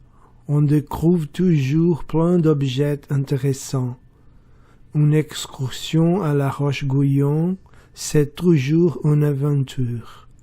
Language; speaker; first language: French; non-native, learner; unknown